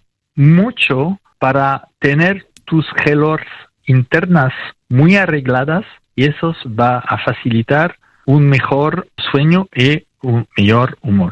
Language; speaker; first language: Spanish; non-native, fluent; French